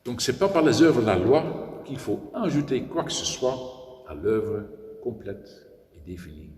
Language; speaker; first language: French; non-native, fluent; Dutch